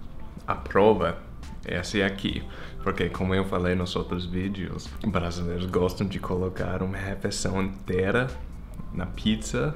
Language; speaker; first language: Portuguese; non-native, fluent; English